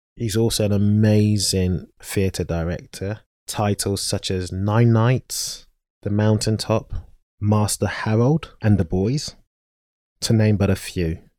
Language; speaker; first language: English; native; English